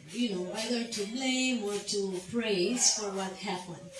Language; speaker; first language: English; non-native, fluent; Romanian